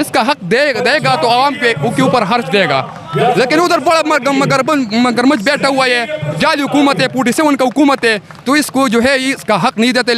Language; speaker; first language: Hindi; non-native, local second language; Pashto